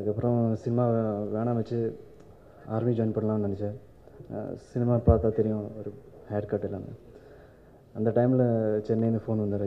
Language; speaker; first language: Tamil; non-native, fluent; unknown